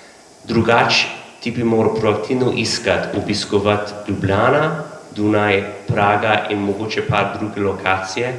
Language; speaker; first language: Slovenian; non-native, learner; English